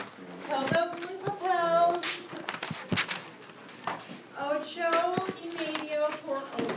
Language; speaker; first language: Spanish; non-native, fluent; English